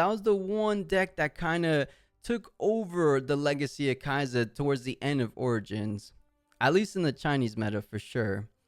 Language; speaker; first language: English; native; English